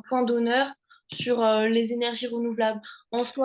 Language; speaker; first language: French; native; French